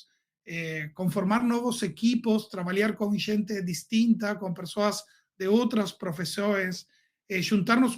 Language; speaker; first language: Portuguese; non-native, learner; Spanish